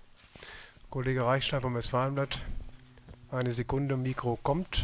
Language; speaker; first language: German; native; German